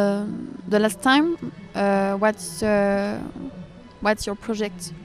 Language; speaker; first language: English; non-native, learner; French